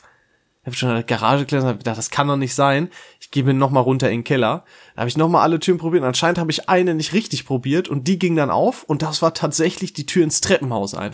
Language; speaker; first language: German; native; German